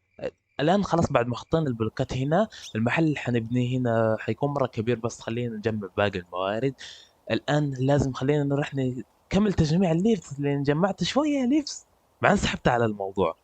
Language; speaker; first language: Arabic; native; Arabic